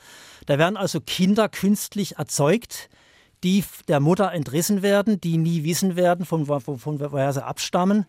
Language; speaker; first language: German; native; German